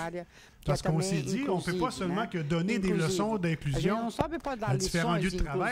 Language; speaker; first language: French; native; French